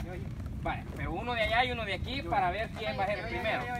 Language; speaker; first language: Spanish; native; Spanish